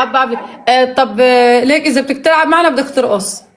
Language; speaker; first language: Arabic; native; Arabic